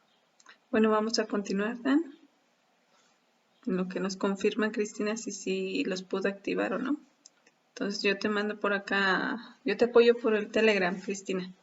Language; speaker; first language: Spanish; native; Spanish